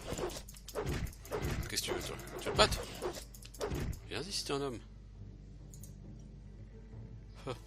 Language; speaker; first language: French; native; French